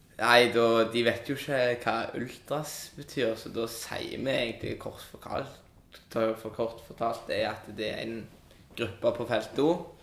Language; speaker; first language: Norwegian; native; Norwegian